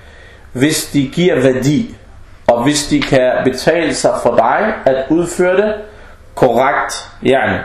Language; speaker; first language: Danish; non-native, fluent; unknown